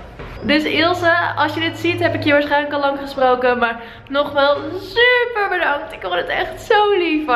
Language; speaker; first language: Dutch; native; Dutch